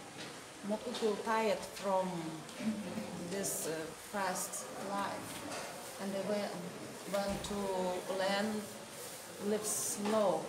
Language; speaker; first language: English; non-native, learner; Lithuanian